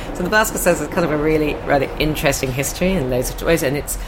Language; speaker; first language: English; native; English